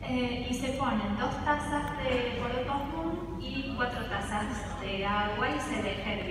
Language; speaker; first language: Spanish; native; Spanish